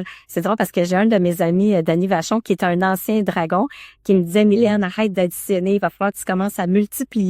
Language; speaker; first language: French; native; French